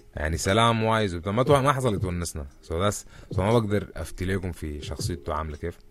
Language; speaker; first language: Arabic; early bilingual, heritage; Arabic